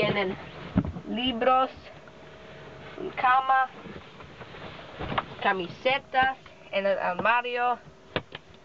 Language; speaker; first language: Spanish; non-native, learner; English